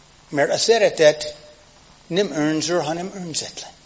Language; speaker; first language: Hungarian; non-native, fluent; English